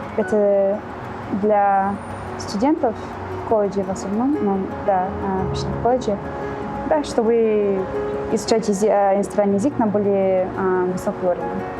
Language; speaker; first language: Russian; non-native, fluent; English